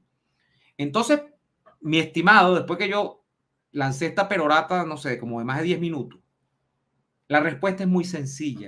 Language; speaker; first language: Spanish; native; Spanish